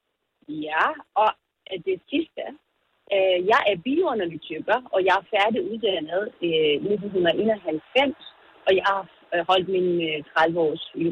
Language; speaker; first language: Danish; native; Danish